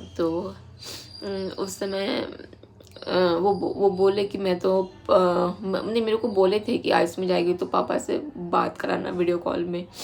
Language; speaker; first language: Hindi; non-native, local second language; Bangla